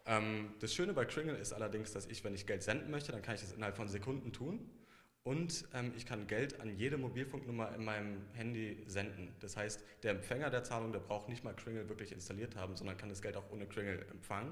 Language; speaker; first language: German; native; German